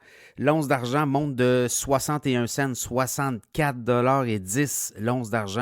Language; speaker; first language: French; native; French